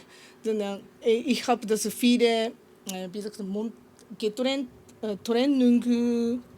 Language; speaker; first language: German; non-native, learner; Japanese